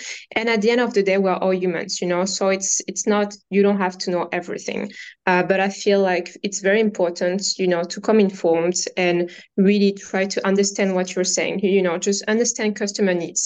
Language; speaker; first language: English; non-native, fluent; French